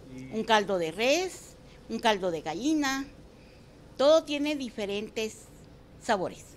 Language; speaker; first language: Spanish; native; Spanish